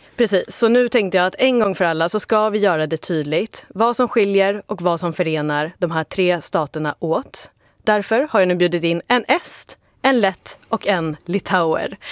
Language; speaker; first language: Swedish; native; Swedish